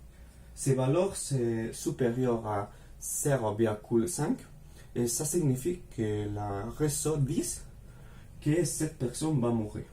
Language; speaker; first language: French; non-native, fluent; Spanish